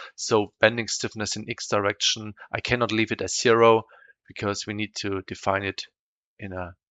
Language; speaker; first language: English; non-native, fluent; German